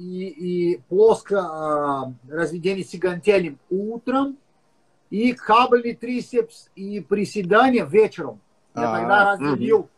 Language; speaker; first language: Russian; non-native, learner; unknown